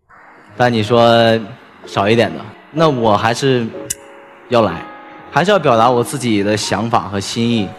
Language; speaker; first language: Chinese; native; Chinese